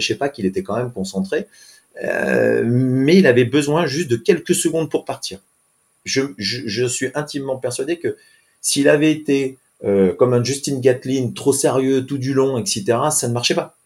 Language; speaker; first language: French; native; French